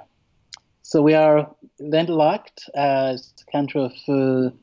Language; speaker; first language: English; non-native, fluent; Rundi